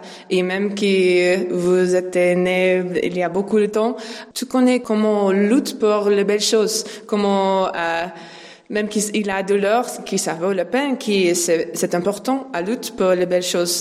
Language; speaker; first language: French; non-native, learner; English